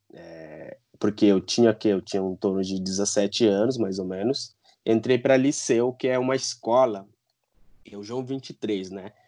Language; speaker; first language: Portuguese; non-native, local second language; Upper Guinea Crioulo